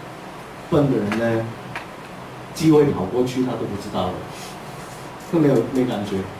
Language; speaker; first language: Chinese; early bilingual, heritage; English